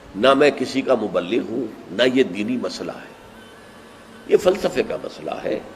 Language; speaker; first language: Urdu; native; Urdu